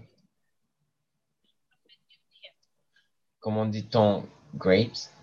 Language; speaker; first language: French; non-native, learner; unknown